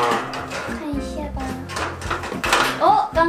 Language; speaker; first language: Chinese; non-native, fluent; Japanese